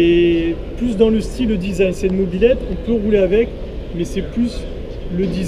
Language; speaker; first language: French; native; French